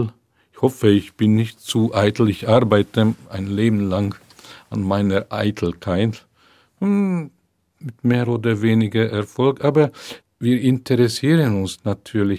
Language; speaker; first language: German; non-native, fluent; Hungarian